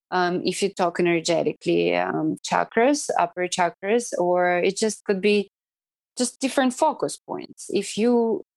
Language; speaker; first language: English; non-native, fluent; Russian